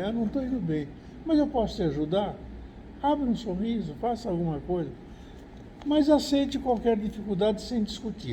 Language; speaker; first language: Portuguese; native; Portuguese